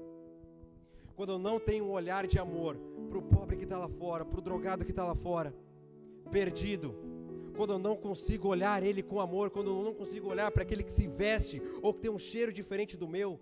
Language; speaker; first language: Portuguese; native; Portuguese